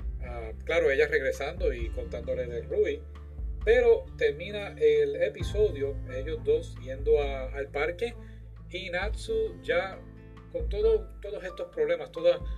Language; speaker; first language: Spanish; native; Spanish